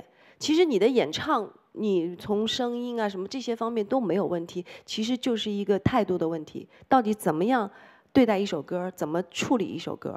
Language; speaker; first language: Chinese; native; Chinese